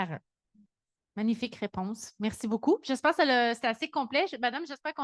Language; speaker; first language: French; native; French